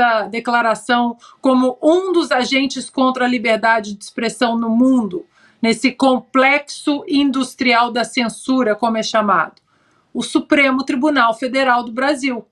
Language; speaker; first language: Portuguese; native; Portuguese